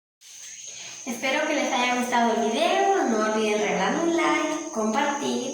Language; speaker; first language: Spanish; non-native, local second language; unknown